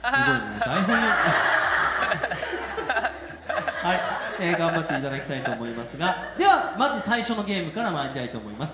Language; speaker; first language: Japanese; native; Japanese